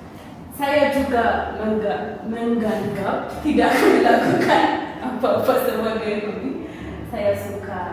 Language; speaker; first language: Indonesian; non-native, learner; Amharic